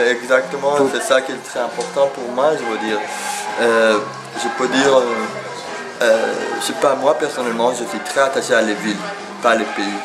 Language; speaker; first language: French; non-native, fluent; Persian